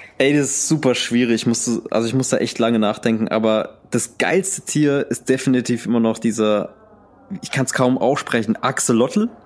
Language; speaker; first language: German; early bilingual, other home language; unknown